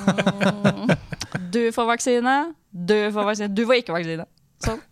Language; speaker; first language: Norwegian; native; Norwegian